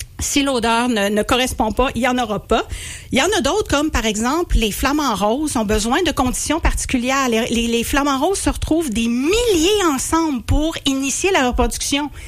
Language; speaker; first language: French; native; French